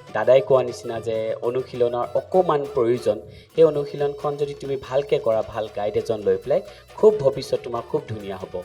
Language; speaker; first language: Assamese; native; Assamese